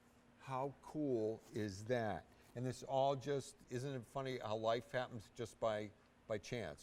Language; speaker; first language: English; native; English